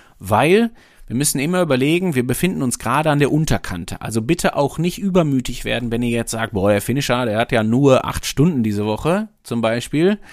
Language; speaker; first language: German; native; German